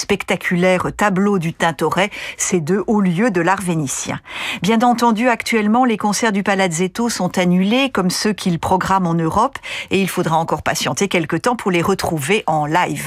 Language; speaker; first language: French; native; French